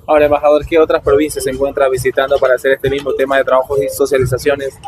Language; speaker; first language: Spanish; native; Spanish